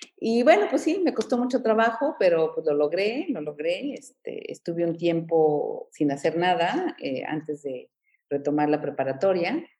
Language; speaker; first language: Spanish; early bilingual, heritage; Spanish